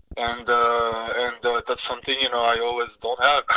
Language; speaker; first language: English; non-native, fluent; French